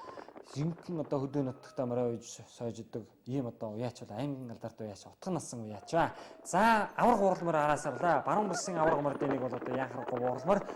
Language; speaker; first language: Mongolian; native; Mongolian